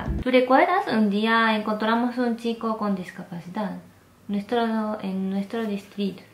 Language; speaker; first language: Spanish; non-native, fluent; Japanese